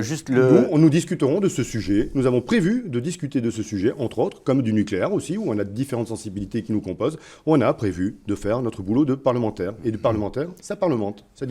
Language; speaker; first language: French; native; French